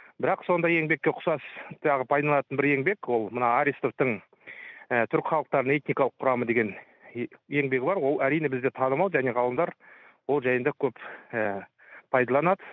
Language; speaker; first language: Kazakh; native; Kazakh